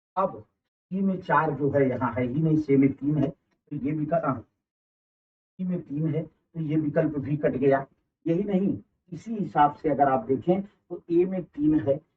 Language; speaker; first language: Hindi; native; Hindi